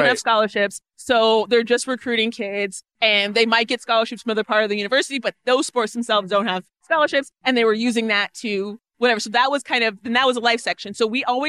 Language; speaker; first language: English; native; English